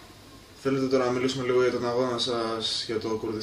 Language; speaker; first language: Greek; native; Greek